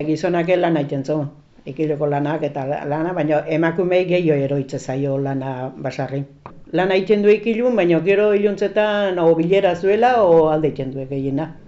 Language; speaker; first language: Basque; native; Basque